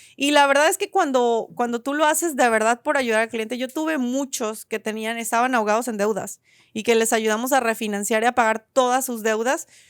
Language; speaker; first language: Spanish; native; Spanish